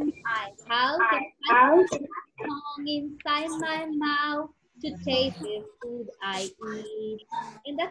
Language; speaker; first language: English; non-native, fluent; Spanish